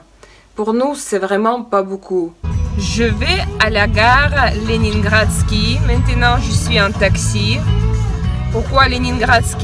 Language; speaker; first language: French; non-native, fluent; Russian